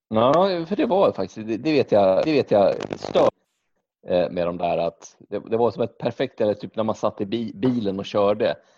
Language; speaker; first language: Swedish; native; Swedish